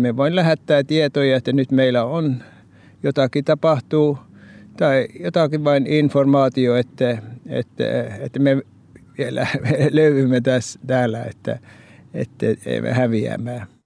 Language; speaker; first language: Finnish; non-native, fluent; Norwegian